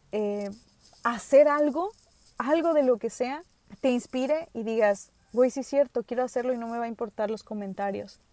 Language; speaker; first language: Spanish; early bilingual, other home language; English